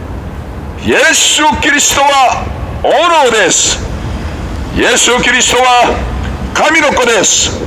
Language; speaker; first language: Japanese; non-native, learner; Korean